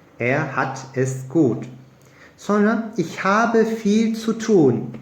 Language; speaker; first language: German; non-native, fluent; Turkish